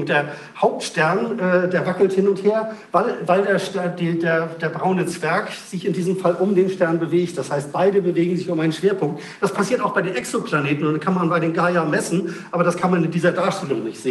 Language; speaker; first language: German; native; German